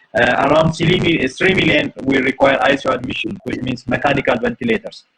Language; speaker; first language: English; non-native, local second language; Amharic